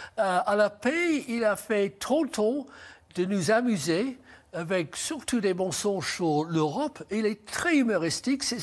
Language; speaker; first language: French; non-native, fluent; English